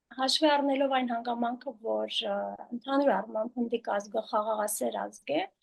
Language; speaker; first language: Armenian; native; Armenian